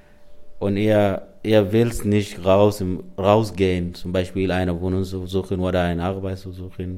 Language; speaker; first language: German; non-native, learner; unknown